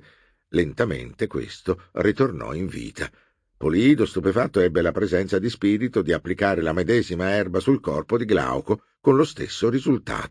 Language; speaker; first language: Italian; native; Italian